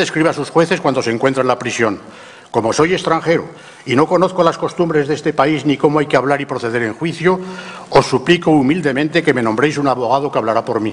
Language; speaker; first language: Spanish; native; Spanish